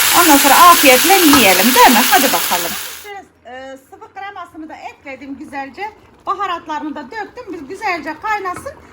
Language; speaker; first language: Turkish; early bilingual, heritage; Turkish